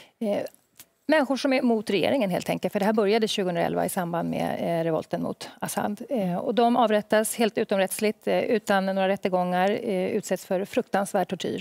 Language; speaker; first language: Swedish; native; Swedish